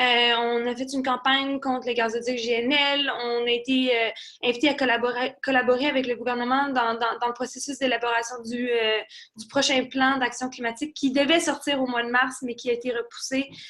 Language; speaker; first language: French; native; French